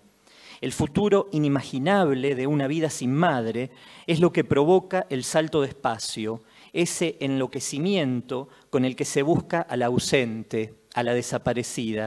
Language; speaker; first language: Spanish; native; Spanish